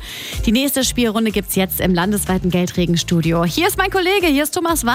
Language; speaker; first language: German; native; German